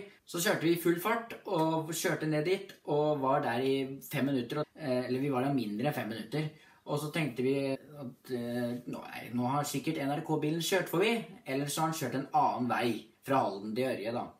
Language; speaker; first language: Norwegian; native; Norwegian